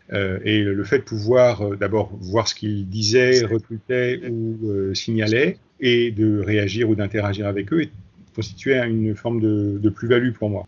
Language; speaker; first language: French; native; French